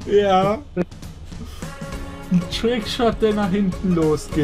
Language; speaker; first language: German; native; German